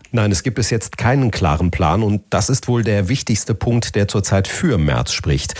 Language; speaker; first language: German; native; German